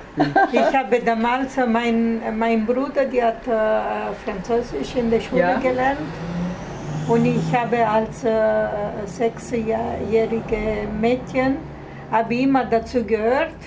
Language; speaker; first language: German; non-native, learner; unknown